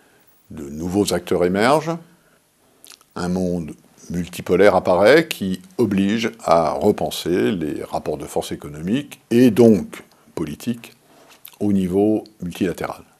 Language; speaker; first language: French; native; French